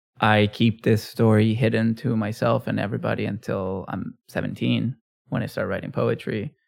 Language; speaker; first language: English; early bilingual, other home language; Spanish